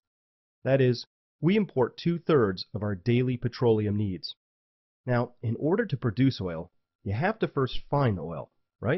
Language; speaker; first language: English; native; English